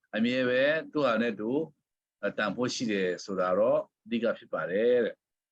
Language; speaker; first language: Burmese; non-native, local second language; Hakha Chin